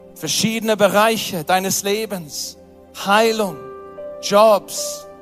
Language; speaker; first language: German; non-native, fluent; English